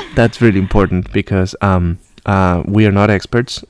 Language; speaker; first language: English; non-native, fluent; Spanish